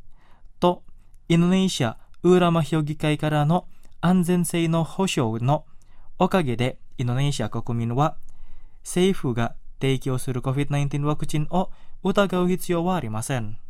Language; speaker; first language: Japanese; non-native, fluent; Indonesian